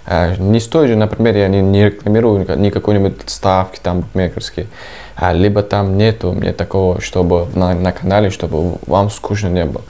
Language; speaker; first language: Russian; non-native, fluent; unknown